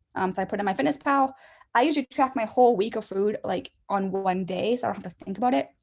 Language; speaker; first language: English; native; English